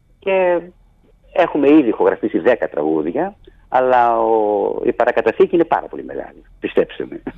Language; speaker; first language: Greek; native; Greek